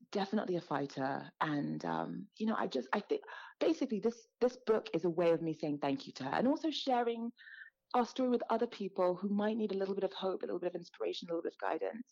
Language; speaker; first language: English; native; English